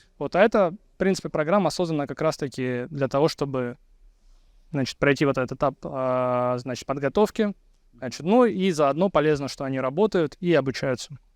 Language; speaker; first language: Russian; native; Russian